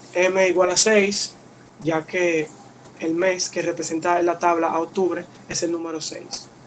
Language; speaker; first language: Spanish; native; Spanish